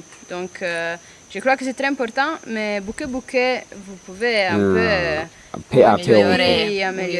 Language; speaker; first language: French; non-native, learner; Italian